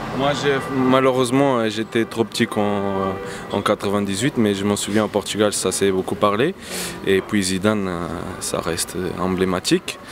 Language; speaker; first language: French; non-native, fluent; Portuguese